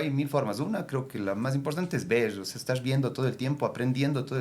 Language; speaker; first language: Spanish; native; Spanish